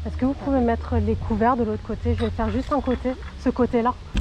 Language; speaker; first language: French; native; French